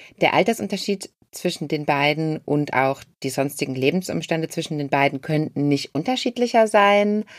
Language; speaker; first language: German; native; German